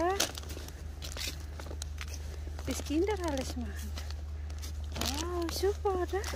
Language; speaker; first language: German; non-native, learner; Indonesian